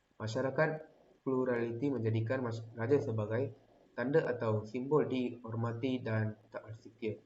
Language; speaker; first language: Malay; non-native, local second language; Tamil